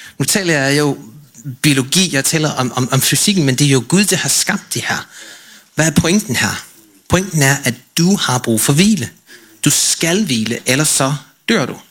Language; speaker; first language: Danish; non-native, fluent; English